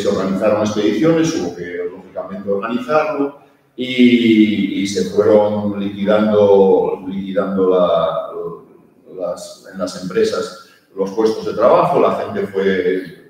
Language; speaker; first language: Spanish; early bilingual, heritage; Spanish